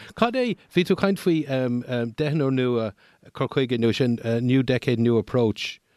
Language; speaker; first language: Irish; non-native, local second language; English